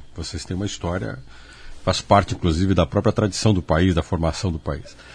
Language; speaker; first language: Portuguese; native; Portuguese